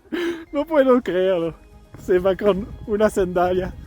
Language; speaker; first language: Spanish; non-native, learner; French